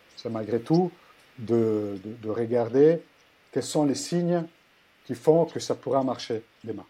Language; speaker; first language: French; non-native, fluent; Italian